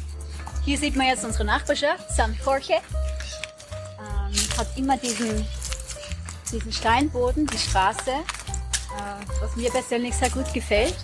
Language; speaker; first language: German; native; German